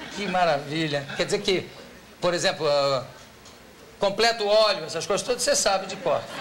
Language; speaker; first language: Portuguese; native; Portuguese